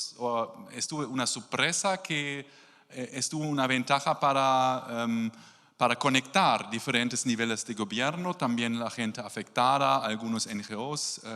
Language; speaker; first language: Spanish; non-native, learner; German